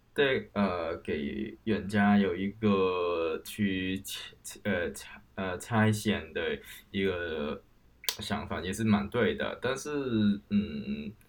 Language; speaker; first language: Chinese; non-native, local second language; Cantonese